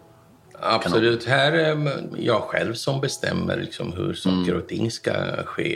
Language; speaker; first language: Swedish; non-native, fluent; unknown